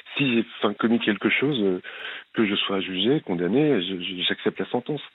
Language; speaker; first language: French; native; French